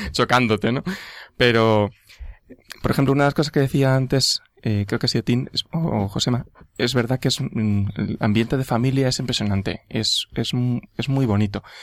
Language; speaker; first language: Spanish; native; Spanish